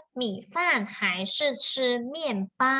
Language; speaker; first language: Chinese; non-native, fluent; Thai